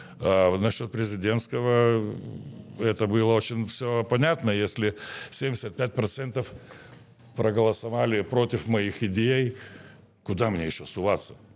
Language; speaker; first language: Russian; non-native, local second language; Lithuanian